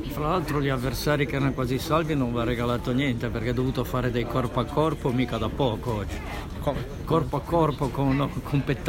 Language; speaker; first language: Italian; native; Italian